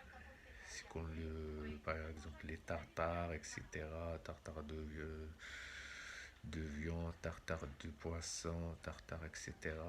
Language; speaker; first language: French; non-native, local second language; Arabic